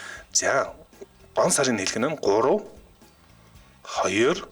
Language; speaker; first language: Mongolian; native; Mongolian